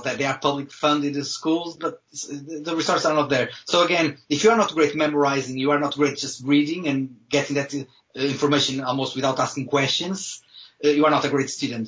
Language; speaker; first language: English; non-native, fluent; Portuguese